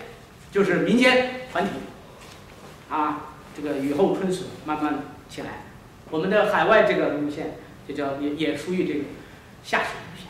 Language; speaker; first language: Chinese; native; Chinese